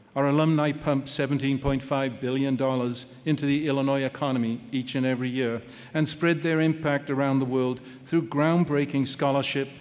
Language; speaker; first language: English; native; English